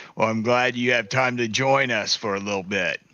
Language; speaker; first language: English; native; English